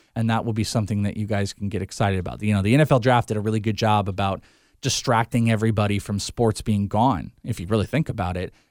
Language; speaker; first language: English; native; English